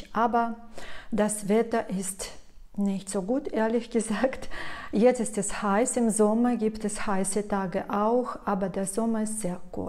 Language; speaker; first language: German; non-native, fluent; Russian